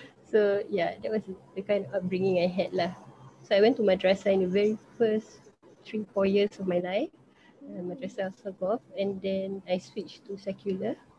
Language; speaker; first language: English; non-native, local second language; Malay